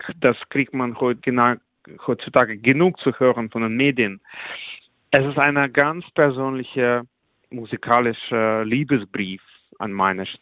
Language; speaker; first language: German; non-native, fluent; Russian